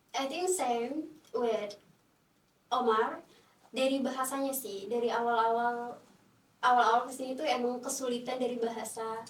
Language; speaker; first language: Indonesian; non-native, fluent; Tetum